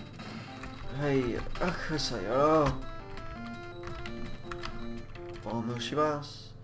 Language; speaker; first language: Japanese; non-native, learner; English